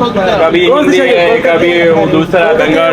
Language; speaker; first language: Hindi; non-native, learner; Malayalam